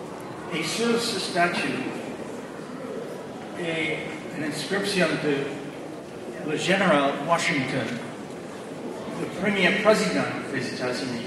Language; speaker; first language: French; non-native, fluent; English